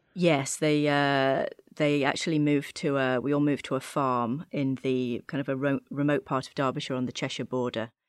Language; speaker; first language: English; native; English